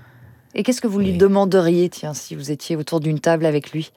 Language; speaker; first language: French; native; French